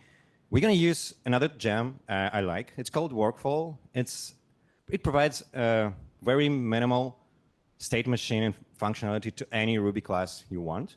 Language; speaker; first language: English; non-native, fluent; Russian